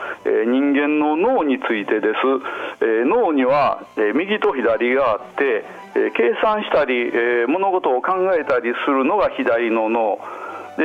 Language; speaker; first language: Japanese; native; Japanese